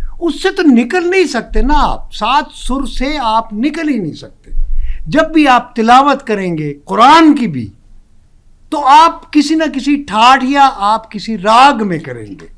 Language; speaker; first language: Urdu; non-native, local second language; Pashto